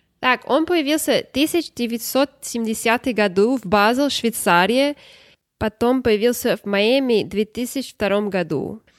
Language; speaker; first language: Russian; non-native, learner; English